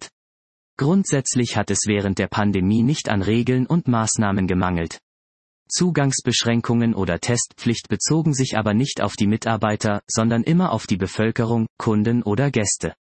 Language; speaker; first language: German; native; German